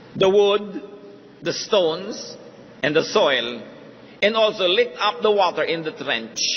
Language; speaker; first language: English; non-native, local second language; Filipino